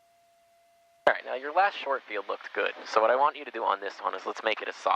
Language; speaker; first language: English; native; English